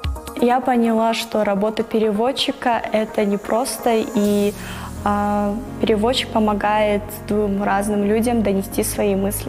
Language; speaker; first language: Russian; non-native, local second language; Kyrgyz